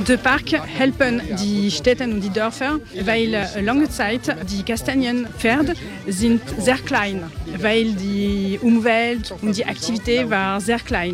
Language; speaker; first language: German; non-native, learner; French